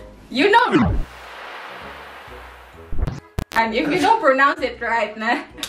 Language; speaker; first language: English; non-native, local second language; Cebuano